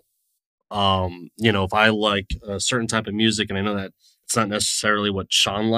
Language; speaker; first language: English; native; English